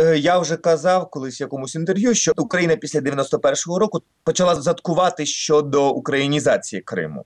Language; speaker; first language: Ukrainian; non-native, local second language; Russian